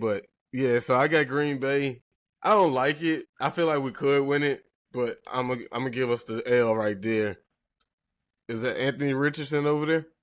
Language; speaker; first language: English; native; English